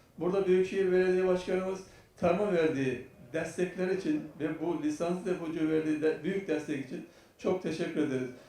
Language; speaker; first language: Turkish; native; Turkish